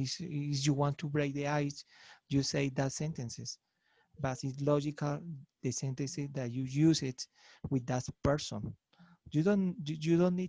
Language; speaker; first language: English; non-native, learner; Spanish